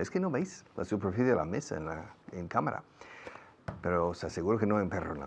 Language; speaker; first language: Spanish; non-native, fluent; English